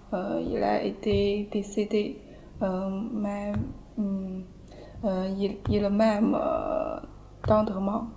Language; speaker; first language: French; non-native, learner; Chinese